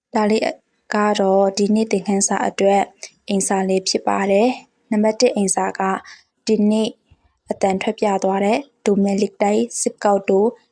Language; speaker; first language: Burmese; non-native, local second language; Shan